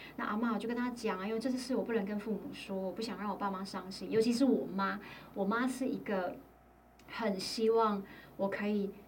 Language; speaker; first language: Chinese; native; Chinese